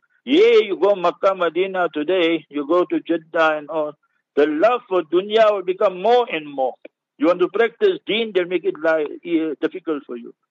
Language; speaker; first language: English; early bilingual, other home language; Urdu